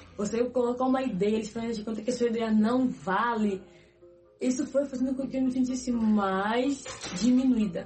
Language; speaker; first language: Portuguese; native; Portuguese